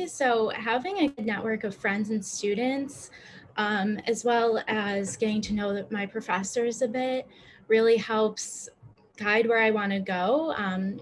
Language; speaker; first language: English; native; English